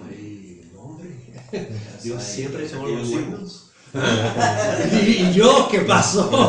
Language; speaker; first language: Spanish; non-native, fluent; English